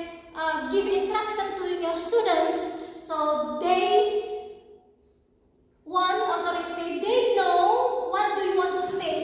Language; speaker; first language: English; non-native, fluent; Indonesian